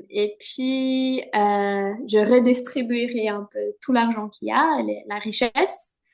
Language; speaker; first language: French; non-native, fluent; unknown